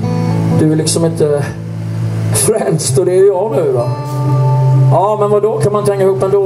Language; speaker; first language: Swedish; native; Swedish